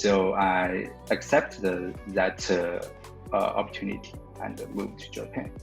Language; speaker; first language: English; non-native, learner; Chinese